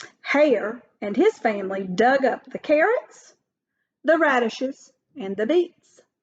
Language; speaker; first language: English; native; English